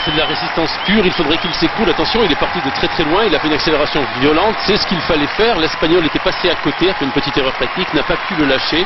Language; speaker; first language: French; native; French